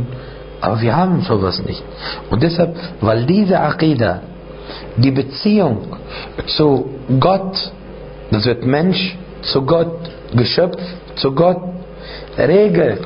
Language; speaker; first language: German; non-native, fluent; Arabic